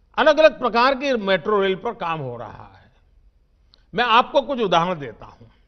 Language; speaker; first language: Hindi; non-native, local second language; Gujarati